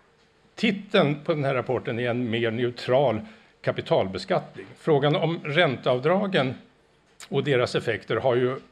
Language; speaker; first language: Swedish; native; Swedish